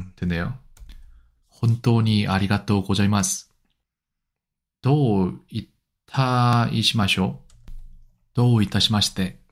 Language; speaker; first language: Japanese; non-native, learner; Korean